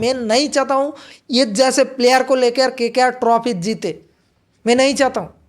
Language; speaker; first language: Hindi; non-native, local second language; Bangla